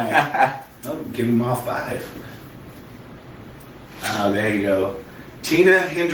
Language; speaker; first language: English; native; English